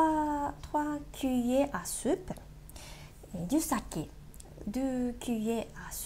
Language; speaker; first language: French; non-native, learner; Japanese